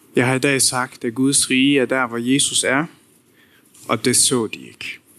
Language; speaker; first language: Danish; non-native, local second language; Faroese